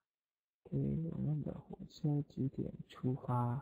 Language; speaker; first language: Chinese; non-native, fluent; Indonesian